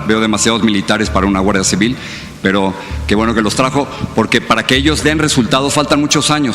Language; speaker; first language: Spanish; native; Spanish